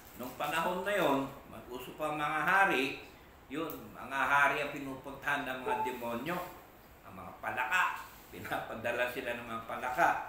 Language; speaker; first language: Filipino; non-native, local second language; Iloko